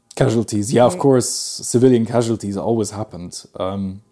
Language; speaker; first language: English; early bilingual, other home language; Pashto